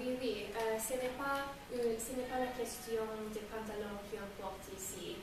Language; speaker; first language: French; non-native, learner; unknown